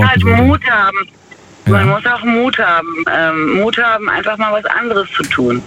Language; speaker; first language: German; native; German